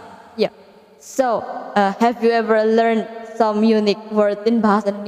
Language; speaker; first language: English; non-native, learner; Indonesian